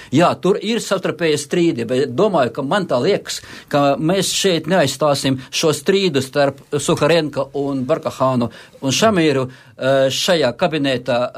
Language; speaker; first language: Latvian; non-native, local second language; Russian